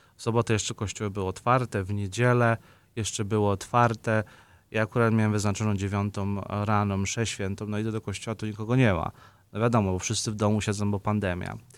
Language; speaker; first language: Polish; native; Polish